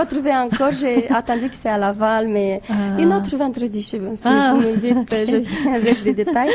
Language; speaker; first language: French; non-native, fluent; Romanian